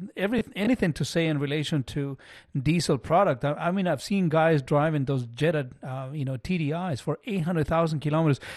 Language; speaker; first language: English; non-native, fluent; Spanish